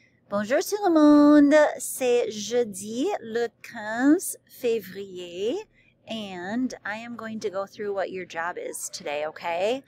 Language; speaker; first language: French; non-native, fluent; English